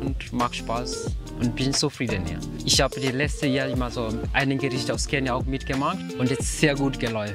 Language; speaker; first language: German; non-native, learner; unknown